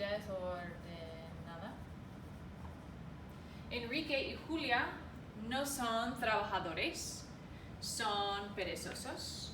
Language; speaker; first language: Spanish; non-native, fluent; English